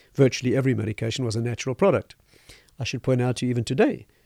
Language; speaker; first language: English; native; English